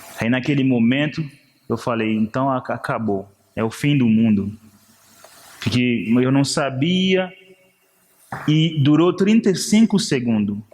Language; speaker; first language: Portuguese; non-native, fluent; Haitian Creole